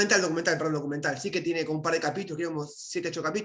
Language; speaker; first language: Spanish; native; Spanish